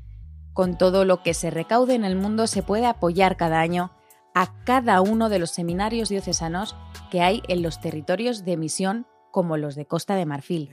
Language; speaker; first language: Spanish; native; Spanish